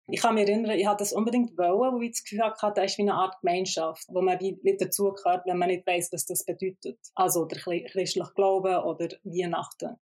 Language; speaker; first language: German; early bilingual, other home language; Albanian